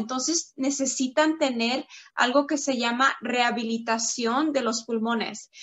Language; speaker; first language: Spanish; early bilingual, heritage; Spanish